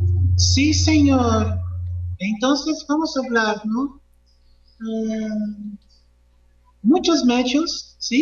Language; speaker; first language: Spanish; non-native, fluent; Portuguese